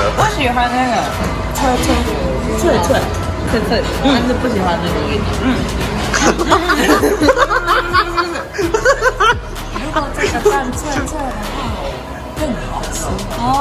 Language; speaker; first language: Chinese; non-native, learner; Japanese